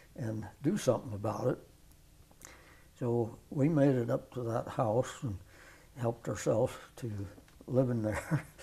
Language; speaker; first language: English; native; English